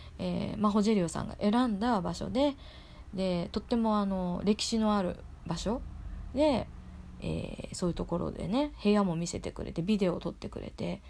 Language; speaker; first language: Japanese; native; Japanese